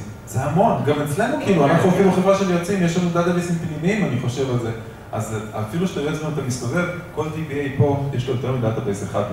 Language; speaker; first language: Hebrew; native; Hebrew